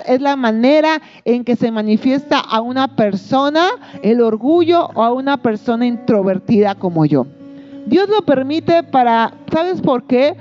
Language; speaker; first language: Spanish; native; Spanish